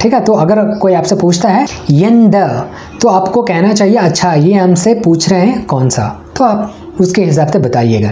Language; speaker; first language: Hindi; non-native, local second language; Tamil